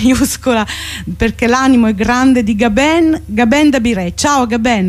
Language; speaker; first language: Italian; native; Italian